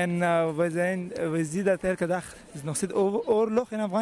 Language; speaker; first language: Dutch; non-native, learner; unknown